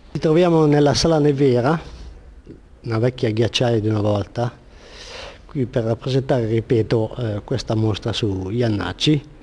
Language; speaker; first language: Italian; native; Italian